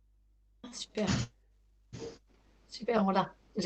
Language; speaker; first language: French; native; French